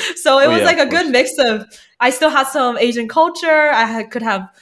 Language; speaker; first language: English; early bilingual, other home language; Chinese